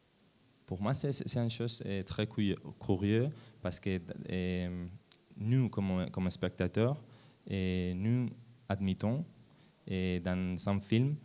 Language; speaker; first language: French; non-native, learner; Spanish